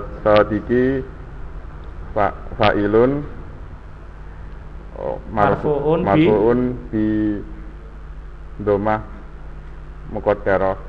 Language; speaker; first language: Arabic; non-native, learner; Indonesian